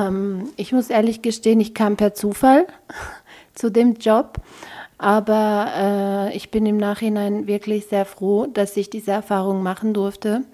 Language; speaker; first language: German; early bilingual, other home language; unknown